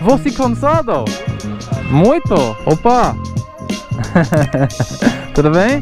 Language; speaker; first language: Portuguese; non-native, learner; English